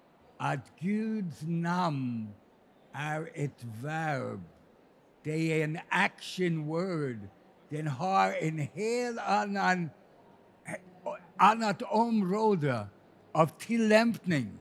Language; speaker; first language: Swedish; non-native, fluent; English